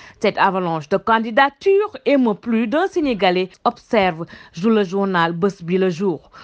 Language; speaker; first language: French; non-native, local second language; Wolof